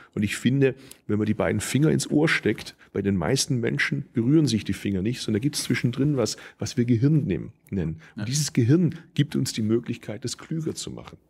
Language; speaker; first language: German; early bilingual, other home language; Turkish